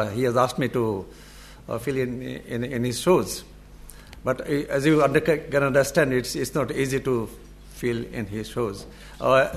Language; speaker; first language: English; non-native, local second language; Bangla